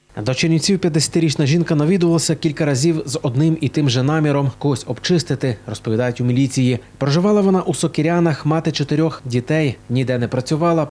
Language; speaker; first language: Ukrainian; native; Ukrainian